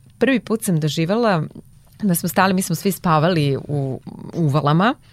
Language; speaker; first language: Serbian; non-native, local second language; Hungarian